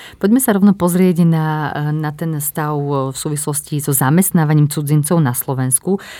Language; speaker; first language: Slovak; native; Slovak